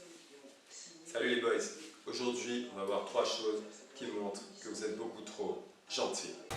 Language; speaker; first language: French; native; French